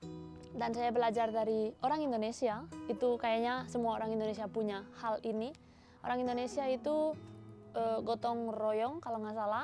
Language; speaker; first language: Indonesian; non-native, fluent; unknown